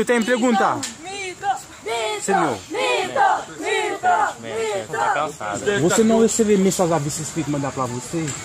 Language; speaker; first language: Portuguese; non-native, learner; Haitian Creole